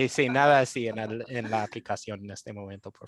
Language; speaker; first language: Spanish; non-native, fluent; English